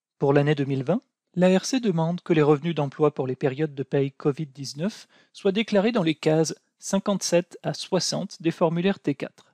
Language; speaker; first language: French; native; French